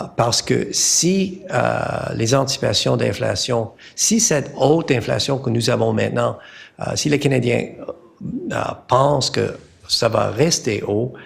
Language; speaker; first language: French; non-native, learner; English